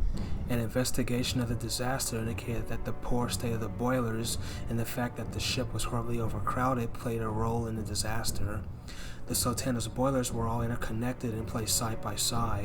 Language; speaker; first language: English; native; English